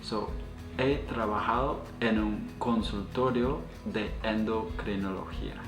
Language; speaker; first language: Spanish; non-native, fluent; English